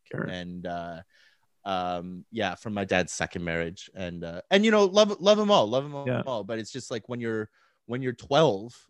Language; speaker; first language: English; native; English